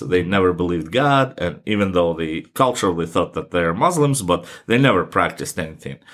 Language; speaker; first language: English; non-native, fluent; Russian